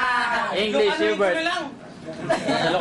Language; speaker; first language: English; non-native, local second language; Filipino